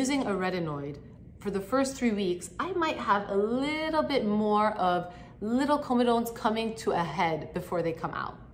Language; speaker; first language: English; native; English